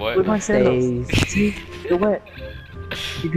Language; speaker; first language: English; native; English